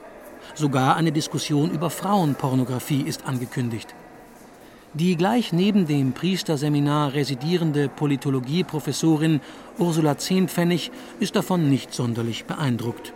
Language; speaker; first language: German; native; German